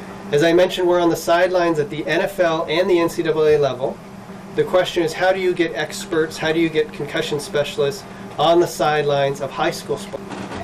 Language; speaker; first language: English; early bilingual, other home language; Spanish